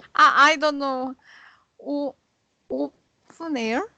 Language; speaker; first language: English; non-native, learner; Korean